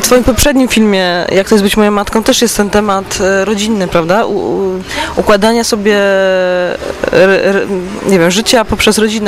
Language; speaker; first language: Polish; native; Polish